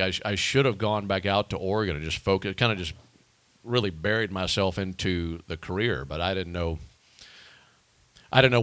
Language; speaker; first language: English; native; English